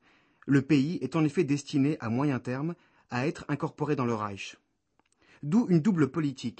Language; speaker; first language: French; native; French